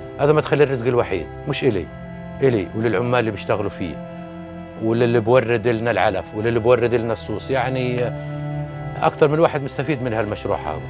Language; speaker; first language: Arabic; native; Arabic